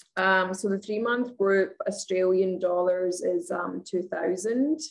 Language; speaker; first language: English; native; English